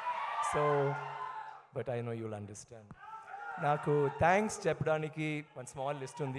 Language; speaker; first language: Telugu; non-native, learner; Tamil